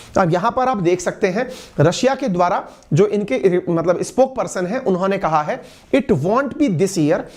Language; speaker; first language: Hindi; native; Hindi